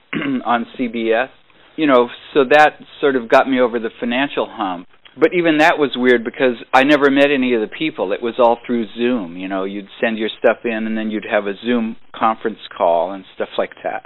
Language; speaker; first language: English; native; English